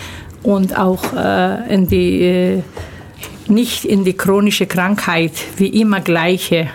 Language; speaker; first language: German; early bilingual, other home language; Turkish